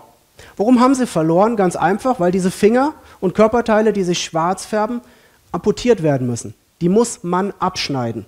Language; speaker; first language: German; native; German